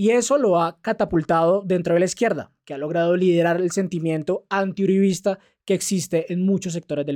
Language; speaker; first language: Spanish; native; Spanish